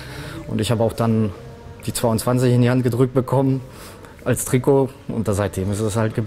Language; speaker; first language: German; native; German